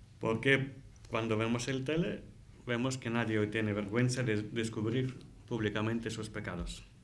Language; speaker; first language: Spanish; non-native, fluent; Ukrainian